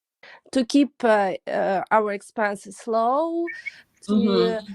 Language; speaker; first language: English; non-native, learner; Russian